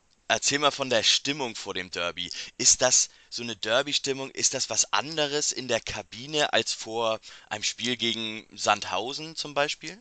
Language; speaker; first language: German; native; German